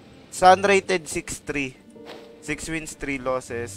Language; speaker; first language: English; non-native, local second language; Filipino